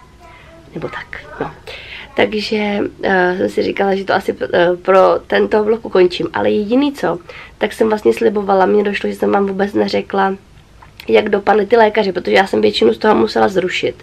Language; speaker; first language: Czech; native; Czech